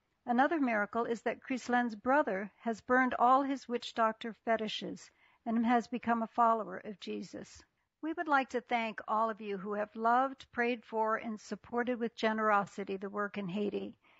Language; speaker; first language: English; native; English